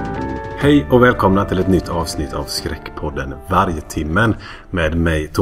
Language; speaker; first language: Swedish; native; Swedish